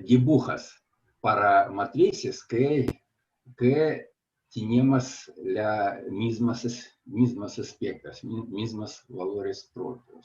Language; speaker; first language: Spanish; non-native, fluent; Russian